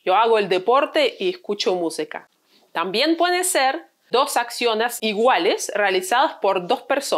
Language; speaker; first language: Spanish; non-native, fluent; Russian